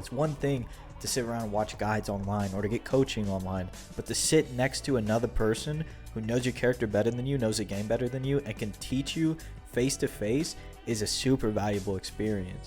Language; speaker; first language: English; native; English